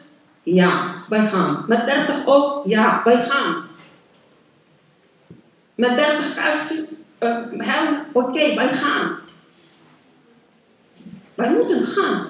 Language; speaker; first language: Dutch; non-native, learner; Ukrainian